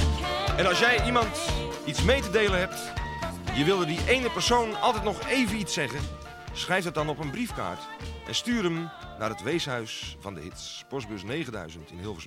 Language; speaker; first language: Dutch; native; Dutch